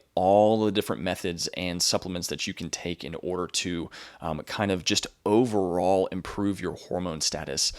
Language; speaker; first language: English; native; English